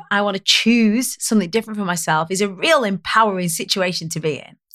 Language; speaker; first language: English; native; English